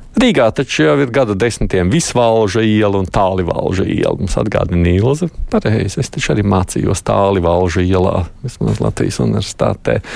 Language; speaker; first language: Latvian; native; Latvian